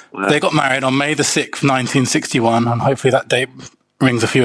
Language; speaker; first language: English; native; English